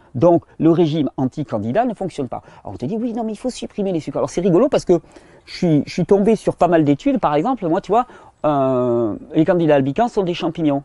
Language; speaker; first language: French; native; French